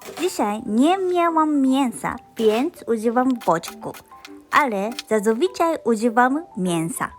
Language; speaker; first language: Polish; non-native, learner; Japanese